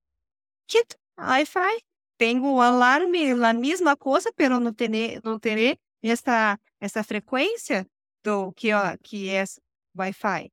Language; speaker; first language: Spanish; non-native, learner; Portuguese